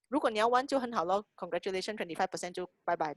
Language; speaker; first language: Chinese; native; Chinese